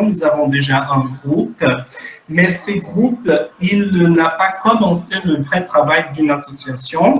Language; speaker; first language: French; non-native, fluent; Portuguese